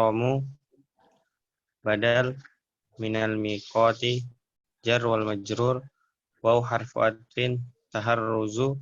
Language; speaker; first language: Arabic; non-native, learner; Indonesian